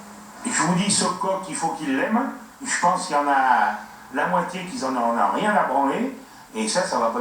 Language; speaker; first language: French; native; French